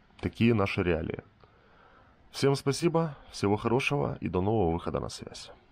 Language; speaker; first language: Russian; native; Russian